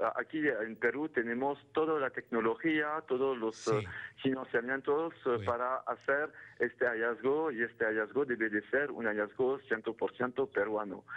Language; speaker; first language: Spanish; non-native, fluent; French